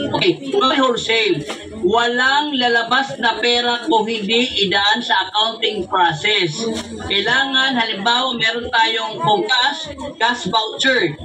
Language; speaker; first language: Filipino; non-native, local second language; Waray